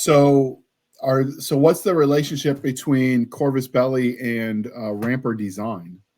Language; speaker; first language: English; native; English